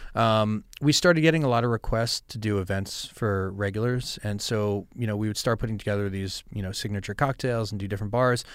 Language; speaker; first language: English; native; English